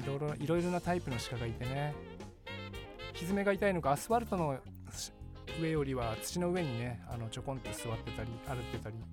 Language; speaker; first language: Japanese; native; Japanese